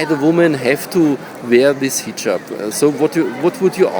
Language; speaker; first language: English; non-native, learner; German